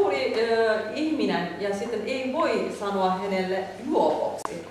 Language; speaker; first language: Finnish; non-native, learner; Turkish